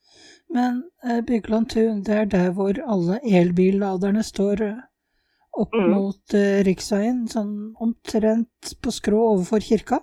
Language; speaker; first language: Norwegian; native; Norwegian